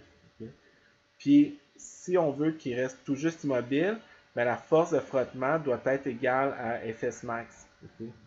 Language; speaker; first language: French; native; French